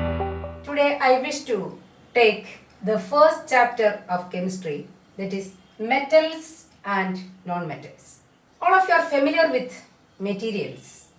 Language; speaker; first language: English; non-native, local second language; Malayalam